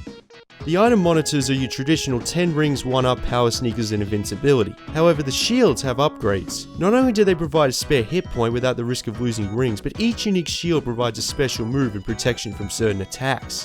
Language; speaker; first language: English; native; English